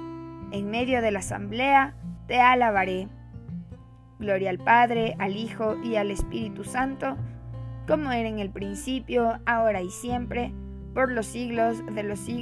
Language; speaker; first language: Spanish; native; Spanish